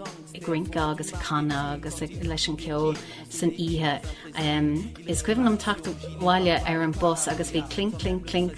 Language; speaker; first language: Irish; non-native, local second language; English